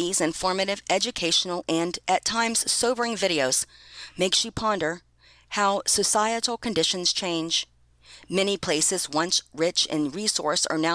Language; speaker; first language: English; non-native, local second language; Iloko